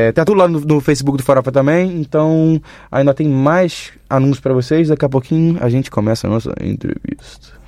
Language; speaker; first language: Portuguese; native; Portuguese